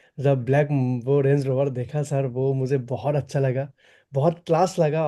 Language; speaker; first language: Hindi; non-native, local second language; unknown